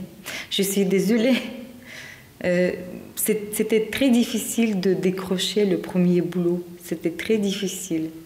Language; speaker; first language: French; non-native, fluent; Russian